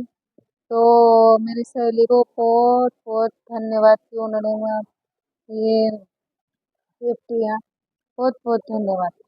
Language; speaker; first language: Hindi; non-native, local second language; Marathi